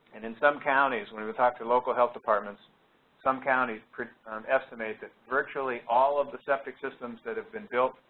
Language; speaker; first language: English; native; English